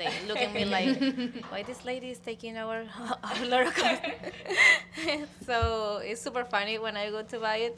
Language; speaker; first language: English; non-native, learner; Spanish